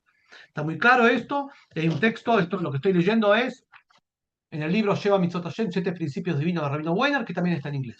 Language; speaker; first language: Spanish; native; Spanish